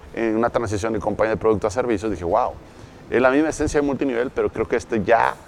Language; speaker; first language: Spanish; native; Spanish